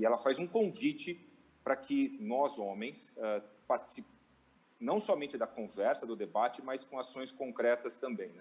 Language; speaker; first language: Portuguese; native; Portuguese